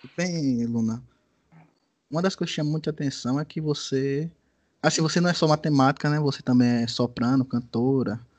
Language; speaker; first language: Portuguese; native; Portuguese